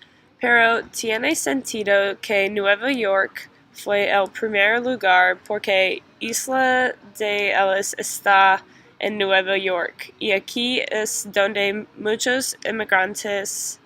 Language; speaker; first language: Spanish; non-native, learner; English